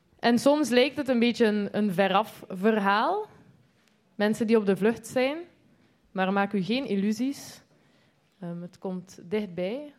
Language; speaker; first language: Dutch; native; Dutch